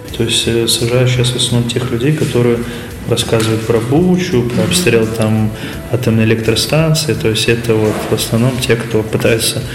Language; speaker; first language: Russian; native; Russian